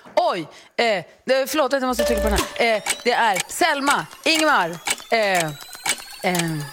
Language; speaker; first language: Swedish; native; Swedish